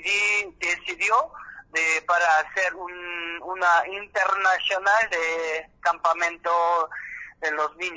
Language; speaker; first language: Spanish; non-native, learner; Korean